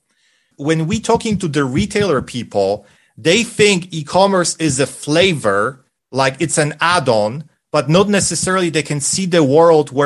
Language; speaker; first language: English; non-native, fluent; Polish